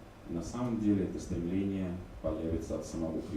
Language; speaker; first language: Russian; native; Russian